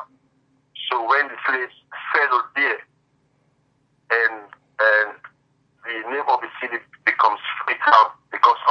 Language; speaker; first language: English; non-native, local second language; Krio